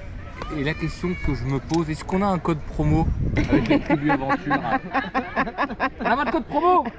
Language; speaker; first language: French; native; French